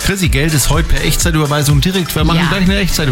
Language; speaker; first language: German; native; German